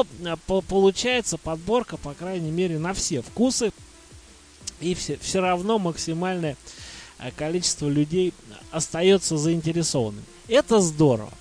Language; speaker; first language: Russian; native; Russian